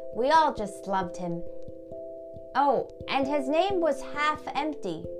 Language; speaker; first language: English; early bilingual, other home language; German